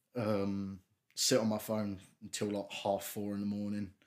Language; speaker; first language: English; native; English